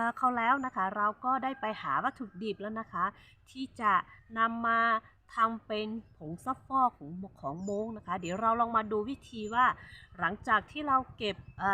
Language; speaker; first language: Thai; non-native, local second language; Hmong